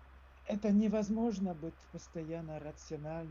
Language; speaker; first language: Russian; non-native, learner; French